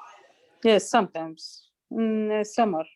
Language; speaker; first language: English; non-native, learner; Arabic